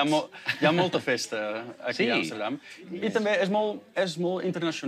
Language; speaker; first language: Catalan; non-native, fluent; Dutch